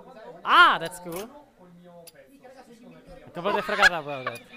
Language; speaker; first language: English; non-native, fluent; Czech